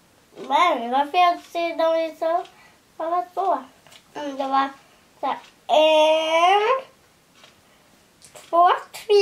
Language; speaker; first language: Swedish; early bilingual, other home language; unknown